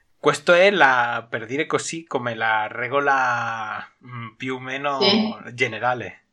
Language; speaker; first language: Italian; non-native, learner; Spanish